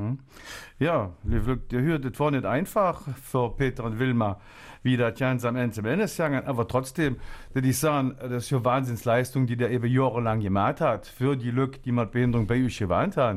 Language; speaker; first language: German; native; German